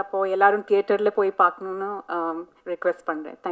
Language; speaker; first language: Tamil; non-native, fluent; Malayalam